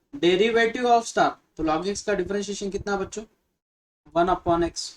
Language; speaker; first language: Hindi; non-native, local second language; Marathi